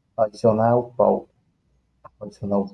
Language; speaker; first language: Spanish; non-native, fluent; Portuguese